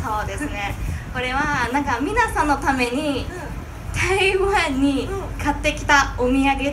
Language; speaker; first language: Japanese; non-native, fluent; Chinese